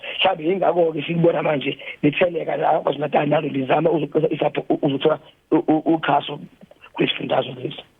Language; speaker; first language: Zulu; native; Zulu